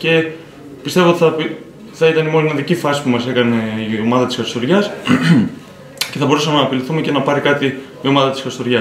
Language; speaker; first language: Greek; native; Greek